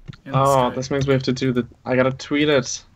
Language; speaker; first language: English; native; English